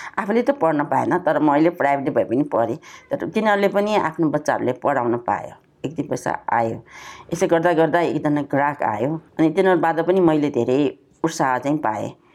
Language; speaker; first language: Nepali; non-native, local second language; Newari